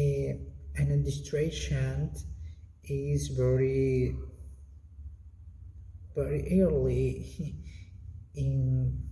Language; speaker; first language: English; non-native, learner; Spanish